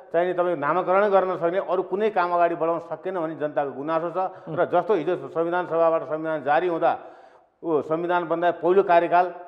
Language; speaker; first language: Nepali; native; Nepali